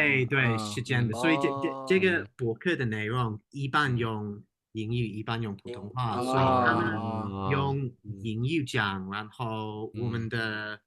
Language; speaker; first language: Chinese; non-native, fluent; English